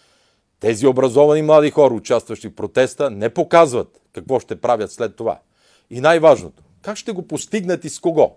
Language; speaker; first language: Bulgarian; native; Bulgarian